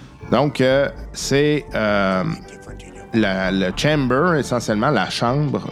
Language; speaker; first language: French; native; French